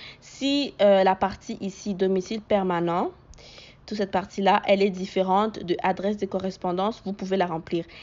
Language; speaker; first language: French; native; French